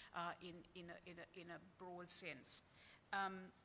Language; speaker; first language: English; native; English